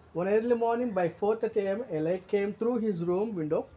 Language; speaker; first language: English; non-native, local second language; Telugu